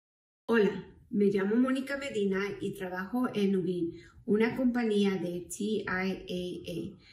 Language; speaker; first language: Spanish; early bilingual, heritage; Spanish